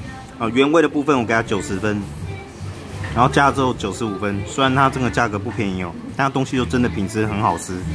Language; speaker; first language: Chinese; native; Chinese